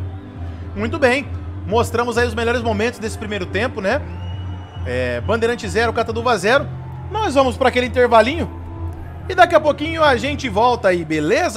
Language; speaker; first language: Portuguese; native; Portuguese